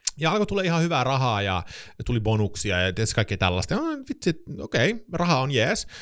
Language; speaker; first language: Finnish; early bilingual, heritage; Finnish